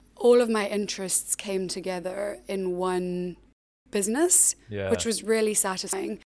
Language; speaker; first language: English; native; English